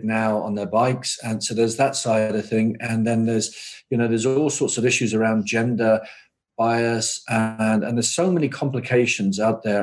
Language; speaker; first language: English; native; English